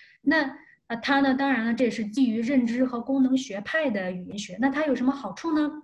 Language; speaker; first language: Chinese; native; Chinese